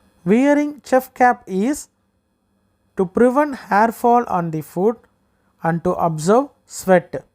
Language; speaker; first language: English; non-native, local second language; Tamil